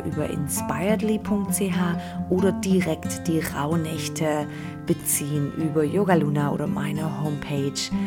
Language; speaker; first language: German; native; German